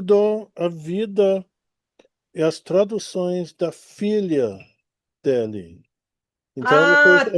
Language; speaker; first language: Portuguese; non-native, fluent; English